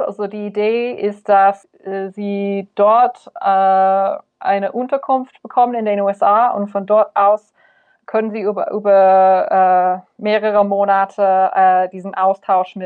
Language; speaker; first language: German; non-native, fluent; English